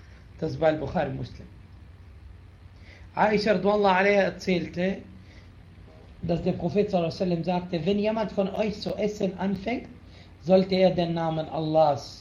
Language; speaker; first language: German; non-native, fluent; Arabic